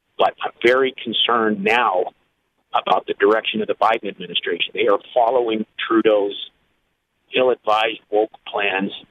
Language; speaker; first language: English; native; English